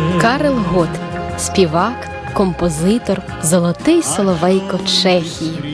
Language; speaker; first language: Ukrainian; native; Ukrainian